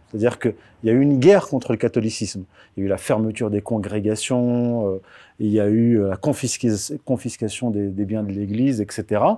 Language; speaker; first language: French; early bilingual, other home language; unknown